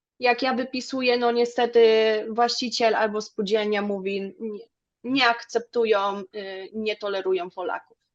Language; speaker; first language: Polish; early bilingual, other home language; German